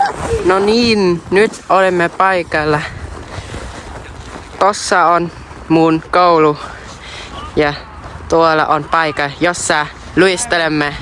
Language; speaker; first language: Finnish; non-native, learner; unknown